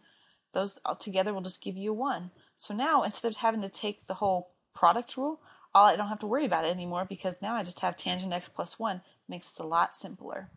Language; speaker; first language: English; native; English